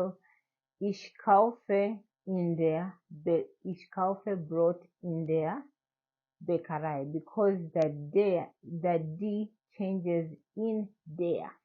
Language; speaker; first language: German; non-native, learner; English